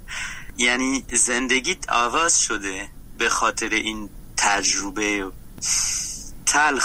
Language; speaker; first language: Persian; non-native, fluent; French